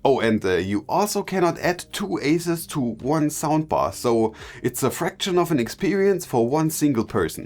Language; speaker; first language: English; non-native, fluent; German